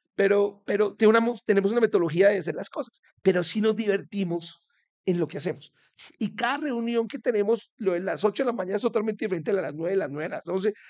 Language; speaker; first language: Spanish; native; Spanish